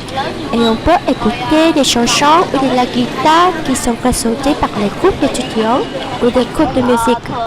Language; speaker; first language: French; non-native, local second language; Vietnamese